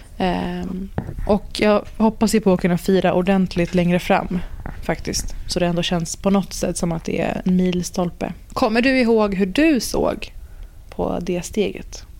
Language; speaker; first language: Swedish; early bilingual, other home language; Persian